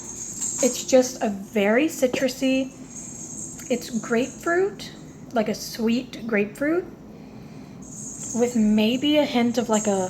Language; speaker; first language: English; native; English